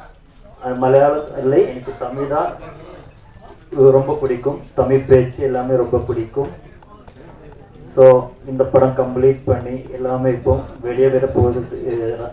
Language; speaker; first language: Tamil; non-native, learner; Malayalam